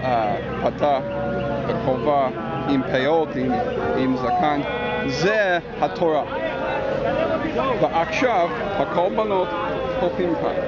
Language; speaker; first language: Hebrew; non-native, fluent; English